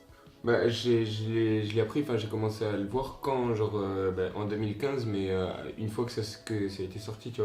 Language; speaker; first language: French; native; French